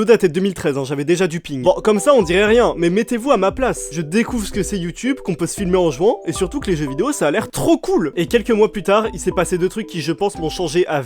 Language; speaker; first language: French; native; French